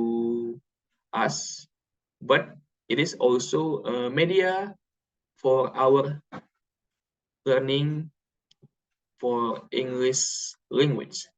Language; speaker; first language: English; non-native, learner; Indonesian